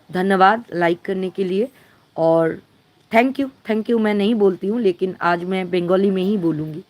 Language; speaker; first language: Hindi; non-native, local second language; Bangla